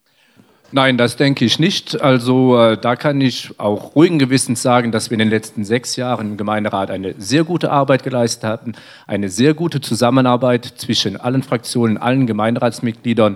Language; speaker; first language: German; native; German